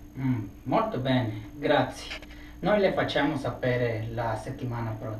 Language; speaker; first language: Italian; non-native, learner; English